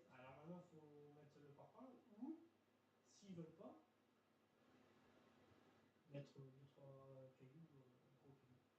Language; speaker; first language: French; native; French